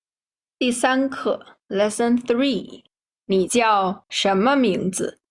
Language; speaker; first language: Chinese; non-native, fluent; Nepali